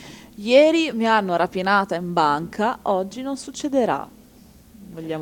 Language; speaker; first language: Italian; native; Italian